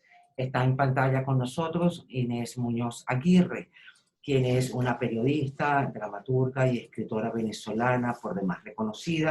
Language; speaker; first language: Spanish; native; Spanish